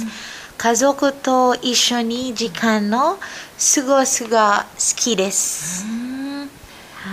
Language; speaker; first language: Japanese; non-native, learner; Filipino